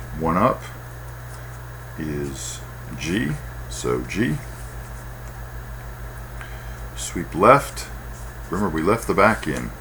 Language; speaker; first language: English; native; English